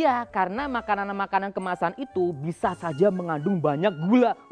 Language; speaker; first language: Indonesian; native; Indonesian